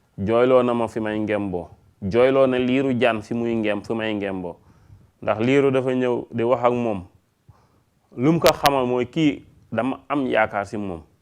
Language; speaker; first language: Wolof; native; Wolof